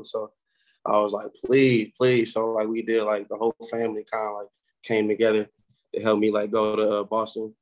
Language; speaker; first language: English; native; English